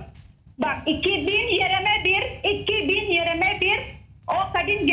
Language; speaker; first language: Turkish; non-native, learner; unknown